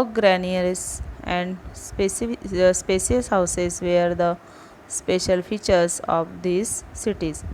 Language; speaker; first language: English; non-native, local second language; Marathi